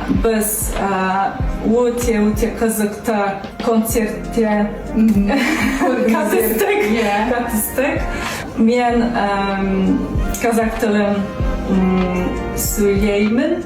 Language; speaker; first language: Kazakh; non-native, learner; Polish